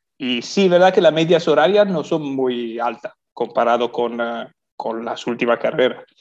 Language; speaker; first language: Spanish; non-native, fluent; Italian